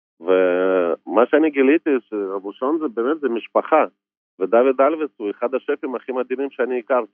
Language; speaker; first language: Hebrew; non-native, fluent; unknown